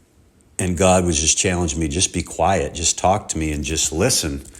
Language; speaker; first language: English; native; English